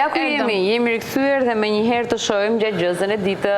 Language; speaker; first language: Albanian; native; Albanian